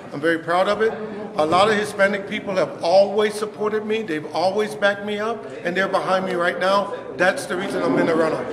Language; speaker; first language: English; native; English